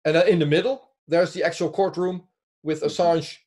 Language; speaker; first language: English; non-native, fluent; Dutch